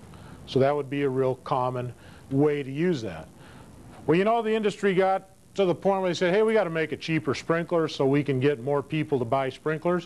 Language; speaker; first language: English; native; English